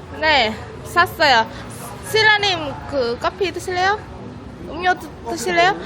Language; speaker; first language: Korean; non-native, learner; Vietnamese